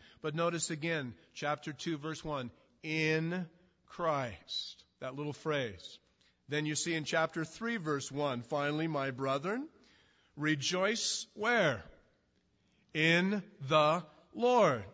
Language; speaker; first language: English; native; English